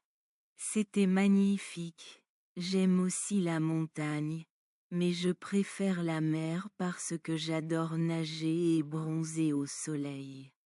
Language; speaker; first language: French; non-native, learner; Bangla